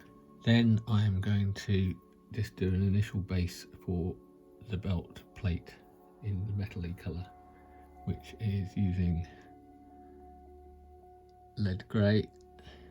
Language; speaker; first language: English; native; English